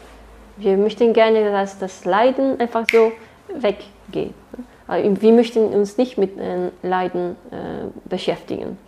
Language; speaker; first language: German; non-native, fluent; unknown